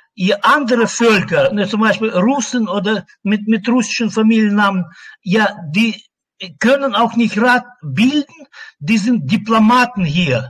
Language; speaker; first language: German; non-native, learner; Russian